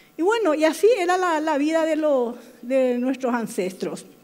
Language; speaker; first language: Spanish; non-native, local second language; Guarani